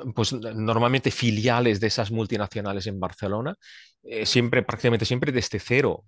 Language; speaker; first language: Spanish; non-native, fluent; Swiss German